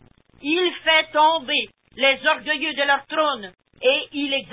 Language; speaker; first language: French; native; French